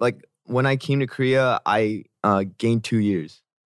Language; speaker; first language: English; early bilingual, other home language; Korean